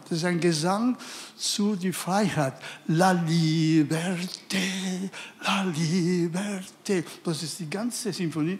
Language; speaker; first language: German; non-native, fluent; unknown